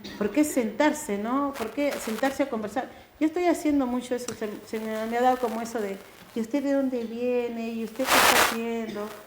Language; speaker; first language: Spanish; native; Spanish